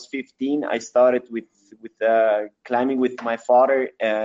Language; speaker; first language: English; non-native, fluent; Spanish